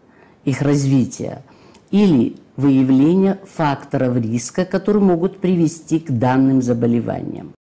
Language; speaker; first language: Russian; native; Russian